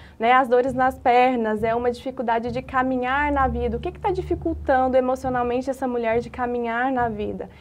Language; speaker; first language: Portuguese; native; Portuguese